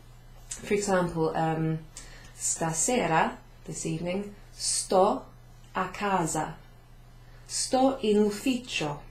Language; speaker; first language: Italian; non-native, fluent; English